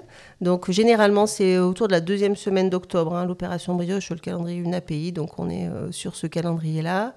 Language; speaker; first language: French; native; French